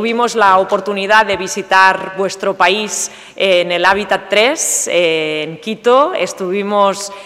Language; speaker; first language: Spanish; non-native, local second language; Catalan